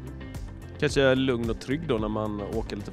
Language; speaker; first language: Swedish; native; Swedish